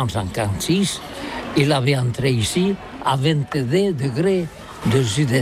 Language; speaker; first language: French; non-native, learner; Catalan